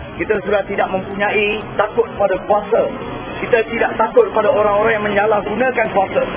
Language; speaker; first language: Malay; non-native, local second language; Tamil